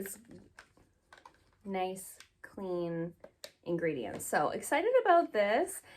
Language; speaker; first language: English; native; English